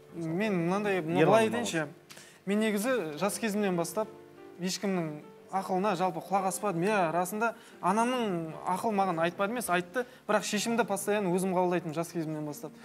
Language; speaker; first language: Kazakh; native; Kazakh